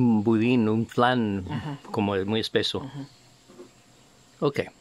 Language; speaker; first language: Spanish; non-native, fluent; English